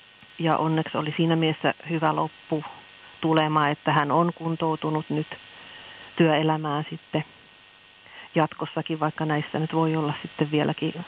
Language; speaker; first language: Finnish; native; Finnish